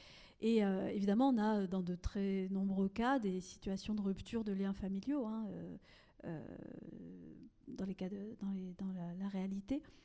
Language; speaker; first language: French; native; French